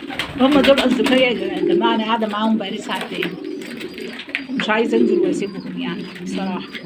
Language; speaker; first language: Arabic; native; Arabic